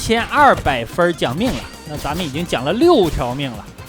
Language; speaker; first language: Chinese; native; Chinese